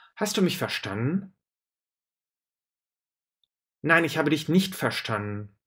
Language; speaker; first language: German; non-native, fluent; Russian